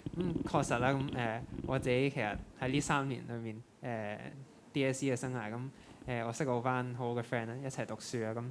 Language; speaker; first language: Cantonese; native; Cantonese